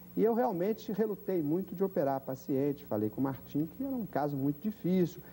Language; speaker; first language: Portuguese; native; Portuguese